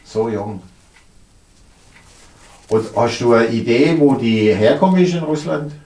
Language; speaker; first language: German; native; German